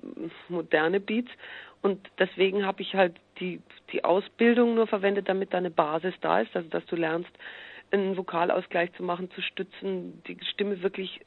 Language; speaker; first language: German; native; German